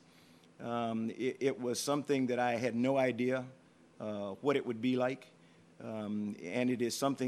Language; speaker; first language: English; native; English